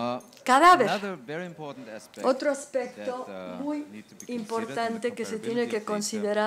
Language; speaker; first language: Spanish; non-native, learner; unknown